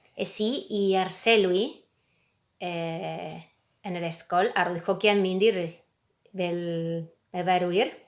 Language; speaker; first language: Welsh; non-native, fluent; Spanish